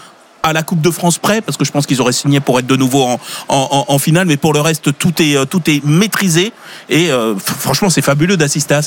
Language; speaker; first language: French; native; French